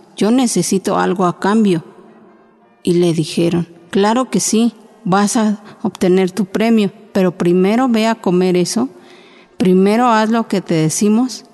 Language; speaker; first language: Spanish; non-native, local second language; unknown